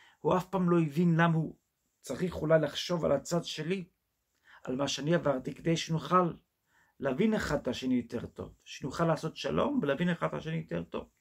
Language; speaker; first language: Hebrew; non-native, fluent; English